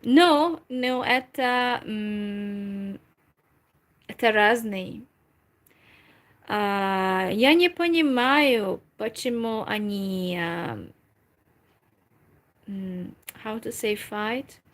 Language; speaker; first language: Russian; non-native, learner; Hungarian